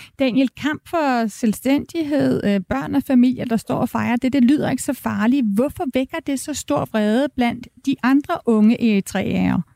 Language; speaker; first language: Danish; native; Danish